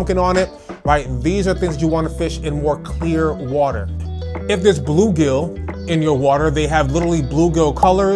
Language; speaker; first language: English; native; English